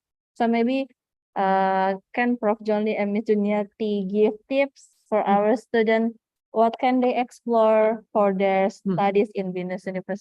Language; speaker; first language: English; non-native, fluent; Indonesian